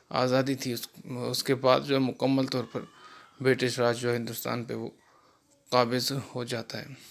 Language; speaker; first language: Urdu; non-native, local second language; Sindhi